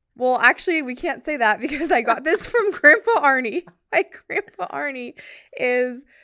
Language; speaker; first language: English; native; English